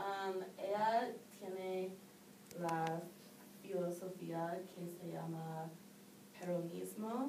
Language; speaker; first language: Spanish; non-native, learner; English